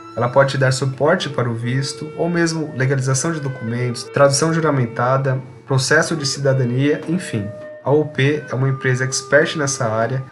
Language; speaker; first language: Portuguese; native; Portuguese